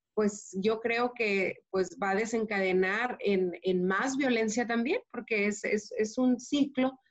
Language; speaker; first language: Spanish; native; Spanish